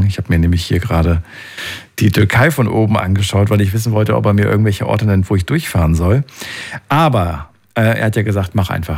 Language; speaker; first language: German; native; German